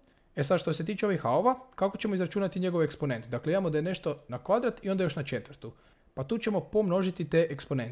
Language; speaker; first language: Croatian; native; Croatian